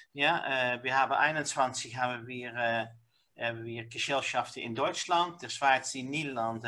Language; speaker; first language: German; non-native, learner; Dutch